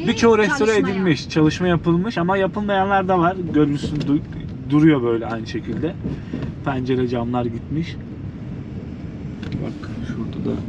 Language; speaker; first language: Turkish; native; Turkish